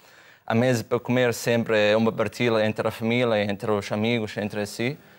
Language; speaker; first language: Portuguese; non-native, fluent; Arabic